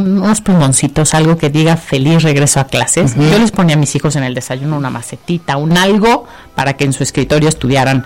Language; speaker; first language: Spanish; native; Spanish